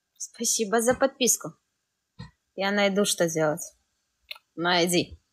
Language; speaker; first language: Russian; native; Russian